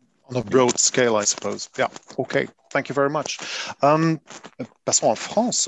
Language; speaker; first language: English; non-native, fluent; Dutch